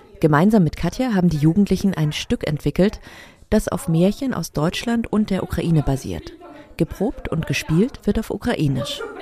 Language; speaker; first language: German; native; German